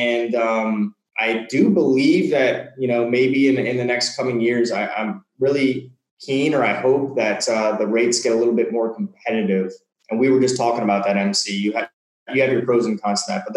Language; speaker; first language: English; native; English